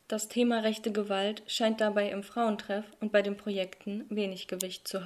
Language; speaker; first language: German; native; German